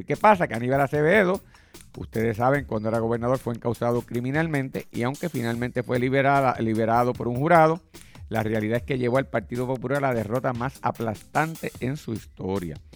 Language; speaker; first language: Spanish; native; Spanish